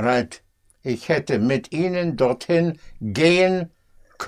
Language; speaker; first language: German; non-native, fluent; English